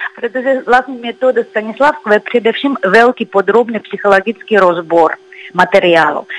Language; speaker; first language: Czech; non-native, fluent; Russian